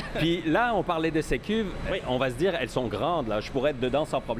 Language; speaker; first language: French; native; French